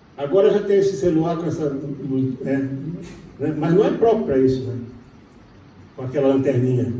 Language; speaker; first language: Portuguese; native; Portuguese